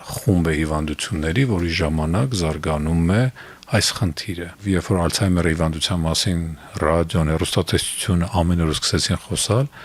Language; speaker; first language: Armenian; native; Armenian